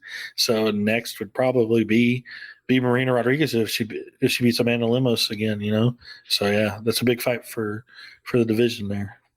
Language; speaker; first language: English; native; English